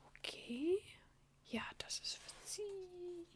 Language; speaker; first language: German; non-native, learner; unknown